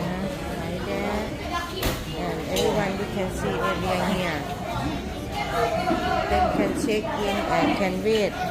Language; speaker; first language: English; non-native, learner; Thai